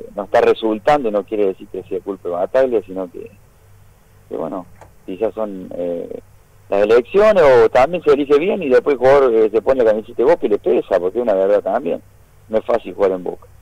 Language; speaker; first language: Spanish; native; Spanish